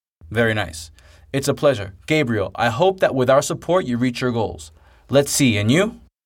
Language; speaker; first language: English; native; English